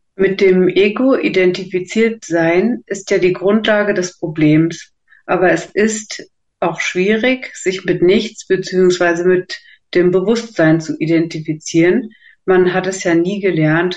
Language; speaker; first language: German; native; German